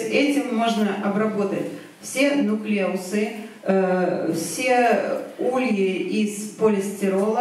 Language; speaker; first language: Russian; native; Russian